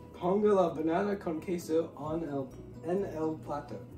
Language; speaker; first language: Spanish; non-native, learner; English